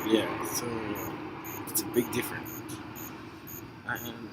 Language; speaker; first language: English; non-native, fluent; Arabic